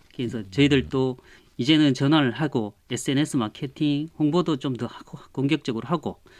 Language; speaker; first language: Korean; native; Korean